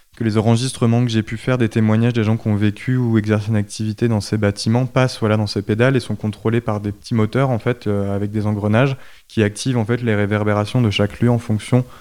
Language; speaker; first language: French; native; French